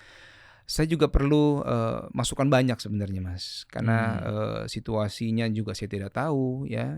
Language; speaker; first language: Indonesian; native; Indonesian